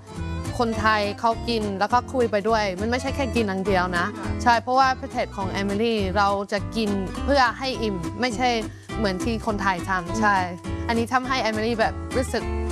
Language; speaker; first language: Thai; non-native, fluent; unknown